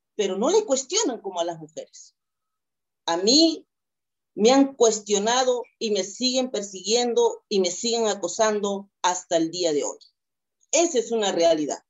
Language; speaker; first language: Spanish; non-native, local second language; Quechua